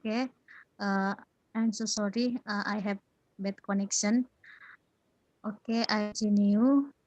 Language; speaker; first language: English; non-native, learner; Indonesian